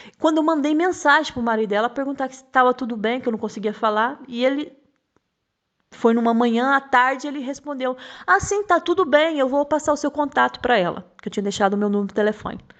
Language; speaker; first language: Portuguese; native; Portuguese